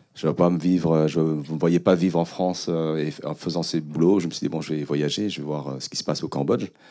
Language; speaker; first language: French; early bilingual, other home language; Khmer